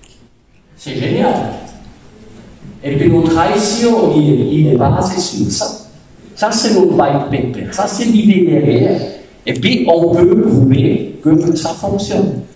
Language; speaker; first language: French; non-native, fluent; German